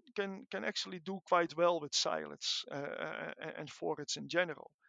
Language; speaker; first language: English; non-native, fluent; Dutch